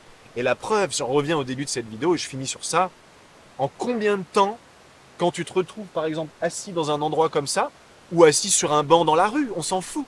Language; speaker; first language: French; native; French